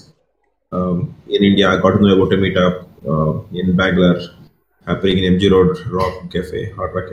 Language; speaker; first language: English; non-native, local second language; Kannada